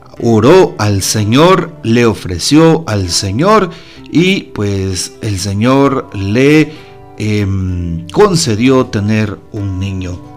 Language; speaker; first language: Spanish; native; Spanish